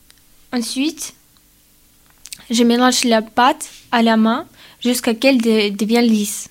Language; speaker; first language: French; non-native, learner; Ukrainian